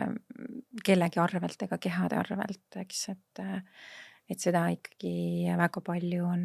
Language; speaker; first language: Estonian; native; Estonian